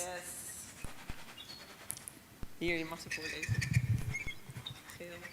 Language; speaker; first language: Dutch; native; Dutch